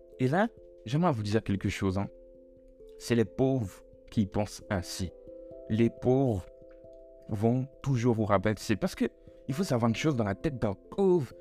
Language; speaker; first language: French; native; French